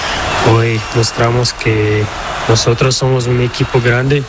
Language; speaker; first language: Spanish; non-native, learner; Portuguese